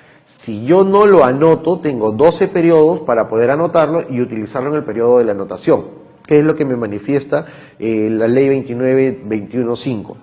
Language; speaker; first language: Spanish; native; Spanish